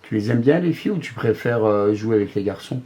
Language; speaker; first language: French; native; French